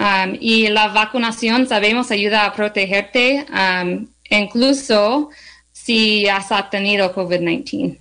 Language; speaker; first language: Spanish; non-native, learner; English